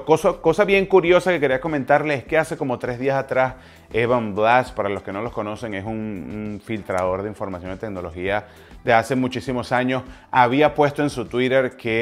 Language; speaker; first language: Spanish; native; Spanish